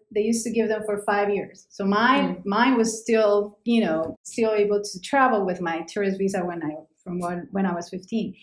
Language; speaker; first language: English; non-native, fluent; Spanish